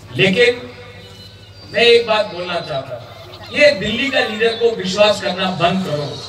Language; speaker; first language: Hindi; non-native, local second language; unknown